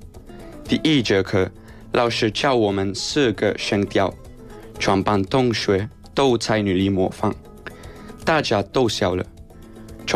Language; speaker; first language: Chinese; non-native, learner; Spanish